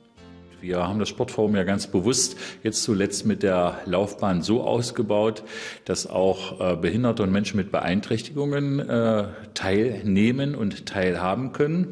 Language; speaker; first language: German; native; German